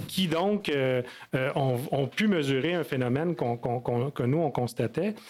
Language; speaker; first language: French; native; French